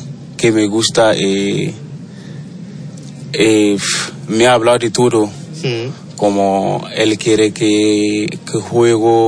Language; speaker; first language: Spanish; non-native, learner; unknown